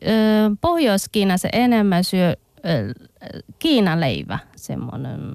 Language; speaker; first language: Finnish; non-native, learner; Chinese